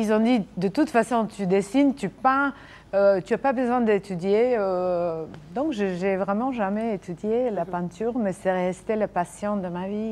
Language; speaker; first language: French; non-native, fluent; Serbian